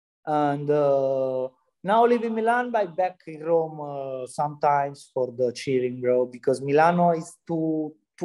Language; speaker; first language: English; non-native, learner; Italian